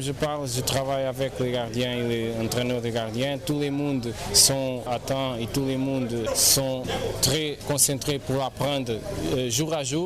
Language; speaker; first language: French; non-native, learner; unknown